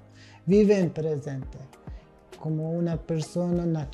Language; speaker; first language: Spanish; non-native, learner; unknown